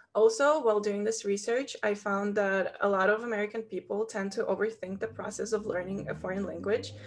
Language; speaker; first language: English; non-native, fluent; Ukrainian